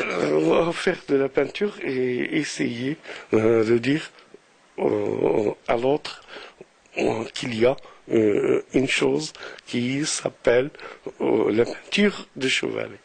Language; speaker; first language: French; non-native, local second language; Arabic